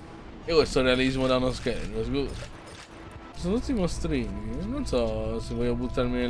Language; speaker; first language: Italian; native; Italian